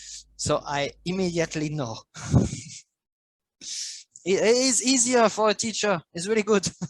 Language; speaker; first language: English; non-native, learner; French